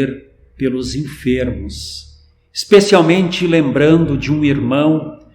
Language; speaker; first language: Portuguese; native; Portuguese